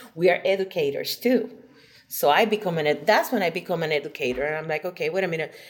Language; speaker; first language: Spanish; native; Spanish